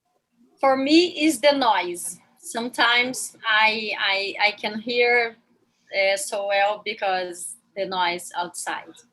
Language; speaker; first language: English; non-native, learner; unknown